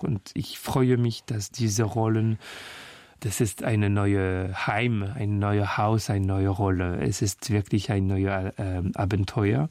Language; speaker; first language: German; non-native, fluent; French